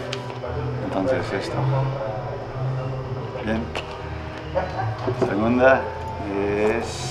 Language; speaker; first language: Spanish; non-native, learner; English